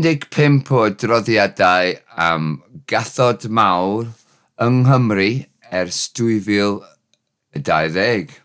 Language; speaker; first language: Welsh; non-native, learner; English